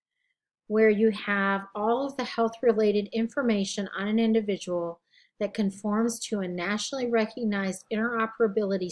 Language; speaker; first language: English; native; English